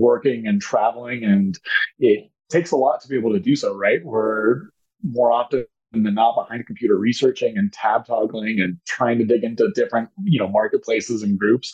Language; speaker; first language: English; native; English